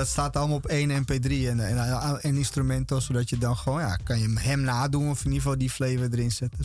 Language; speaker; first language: Dutch; native; Dutch